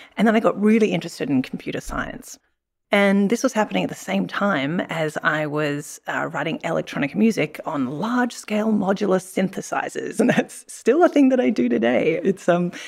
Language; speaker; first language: English; native; English